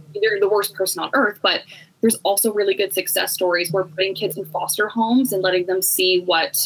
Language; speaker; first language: English; native; English